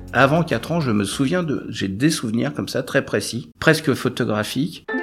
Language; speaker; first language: French; native; French